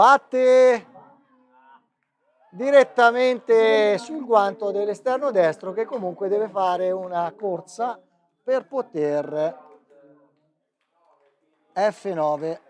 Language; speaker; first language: Italian; native; Italian